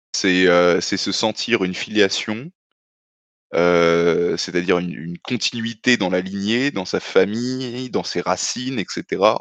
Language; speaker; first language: French; native; French